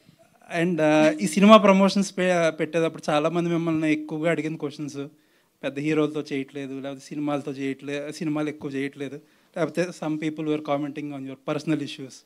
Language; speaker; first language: Telugu; native; Telugu